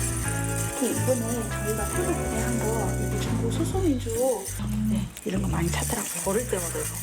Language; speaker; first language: Korean; non-native, learner; Thai